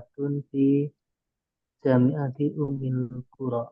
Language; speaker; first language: Arabic; non-native, learner; Indonesian